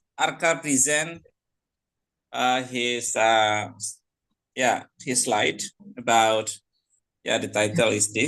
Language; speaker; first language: English; non-native, fluent; Indonesian